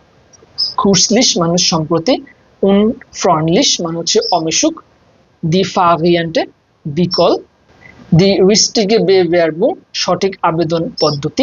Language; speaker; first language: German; non-native, fluent; Bangla